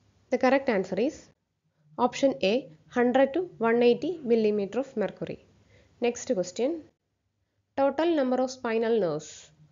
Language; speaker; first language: English; non-native, local second language; Malayalam